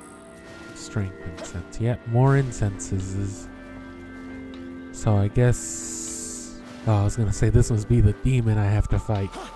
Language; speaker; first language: English; native; English